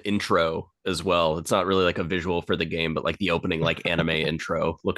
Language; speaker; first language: English; native; English